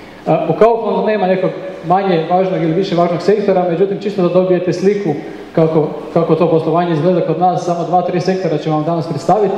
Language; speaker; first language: Croatian; native; Croatian